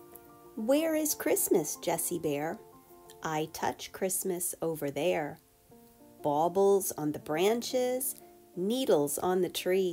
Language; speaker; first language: English; native; English